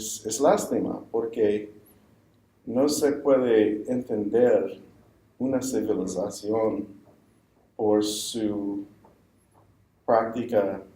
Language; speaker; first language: Spanish; non-native, fluent; English